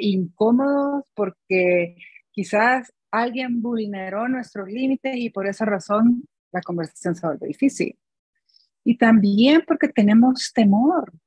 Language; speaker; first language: Spanish; native; Spanish